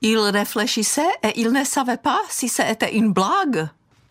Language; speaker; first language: French; non-native, fluent; Czech